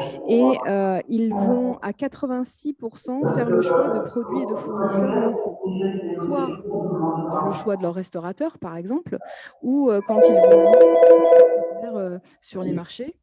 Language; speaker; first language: French; native; French